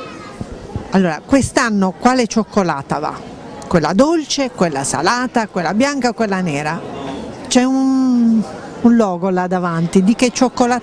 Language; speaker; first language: Italian; native; Italian